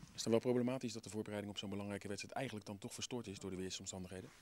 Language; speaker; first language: Dutch; native; Dutch